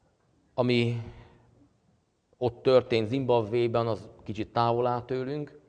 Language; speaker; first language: Hungarian; native; Hungarian